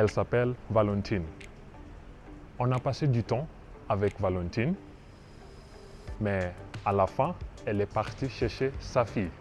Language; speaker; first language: French; non-native, fluent; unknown